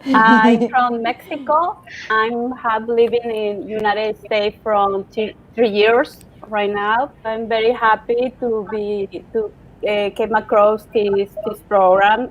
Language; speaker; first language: English; non-native, learner; Spanish